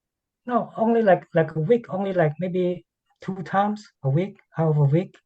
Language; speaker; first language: English; non-native, learner; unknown